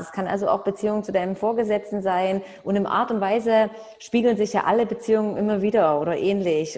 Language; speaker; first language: German; native; German